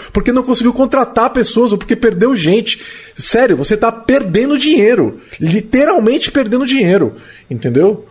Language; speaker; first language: Portuguese; native; Portuguese